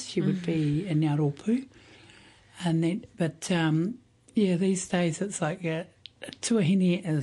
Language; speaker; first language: English; native; English